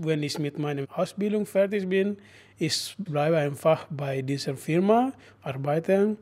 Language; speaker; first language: German; non-native, learner; Indonesian